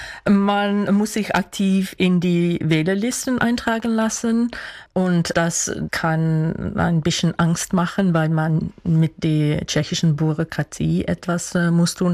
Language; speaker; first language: German; non-native, fluent; Dutch